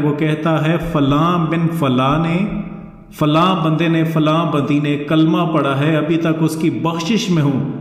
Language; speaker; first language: Urdu; non-native, local second language; Northern Hindko